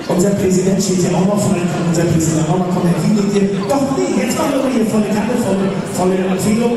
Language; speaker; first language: German; native; German